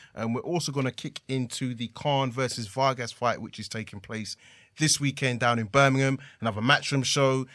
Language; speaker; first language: English; early bilingual, other home language; Akan